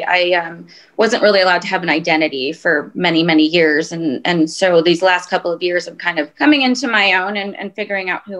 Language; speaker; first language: English; native; English